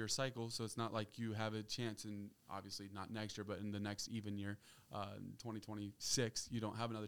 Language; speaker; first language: English; native; English